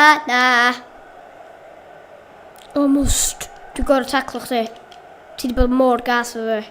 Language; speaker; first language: Welsh; native; Welsh